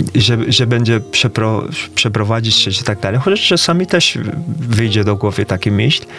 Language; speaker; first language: Polish; non-native, fluent; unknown